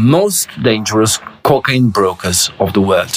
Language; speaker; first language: English; non-native, fluent; Italian